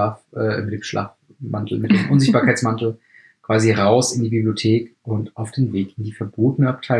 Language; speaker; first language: German; native; German